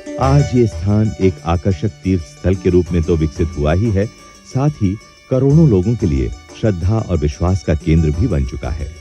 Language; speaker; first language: Hindi; native; Hindi